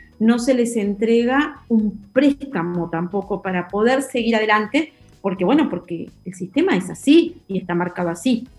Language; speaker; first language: Spanish; native; Spanish